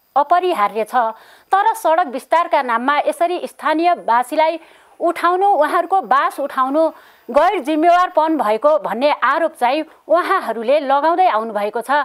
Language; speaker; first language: Nepali; native; Nepali